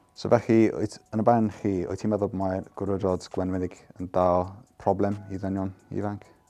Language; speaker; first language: Welsh; non-native, local second language; English